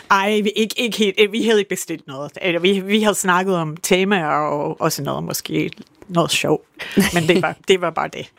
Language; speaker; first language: Danish; non-native, fluent; English